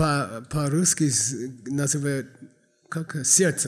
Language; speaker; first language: Russian; non-native, learner; English